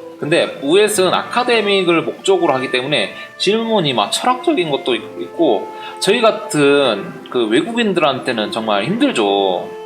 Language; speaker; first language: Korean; native; Korean